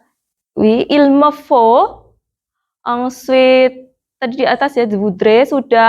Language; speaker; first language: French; non-native, fluent; Indonesian